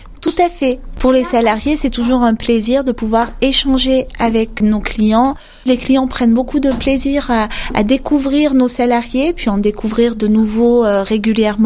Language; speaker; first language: French; native; French